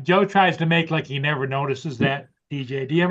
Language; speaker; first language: English; native; English